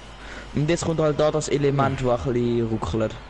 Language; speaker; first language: German; native; German